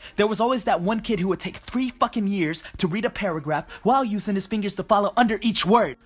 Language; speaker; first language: English; early bilingual, other home language; Japanese